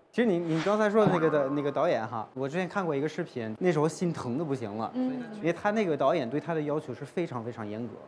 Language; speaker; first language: Chinese; non-native, fluent; French